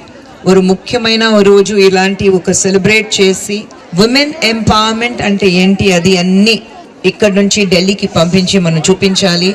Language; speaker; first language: Telugu; non-native, fluent; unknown